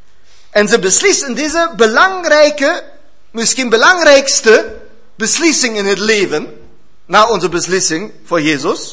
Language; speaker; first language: Dutch; non-native, learner; German